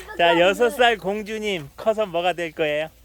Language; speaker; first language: Korean; native; Korean